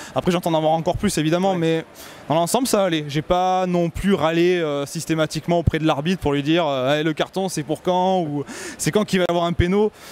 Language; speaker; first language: French; native; French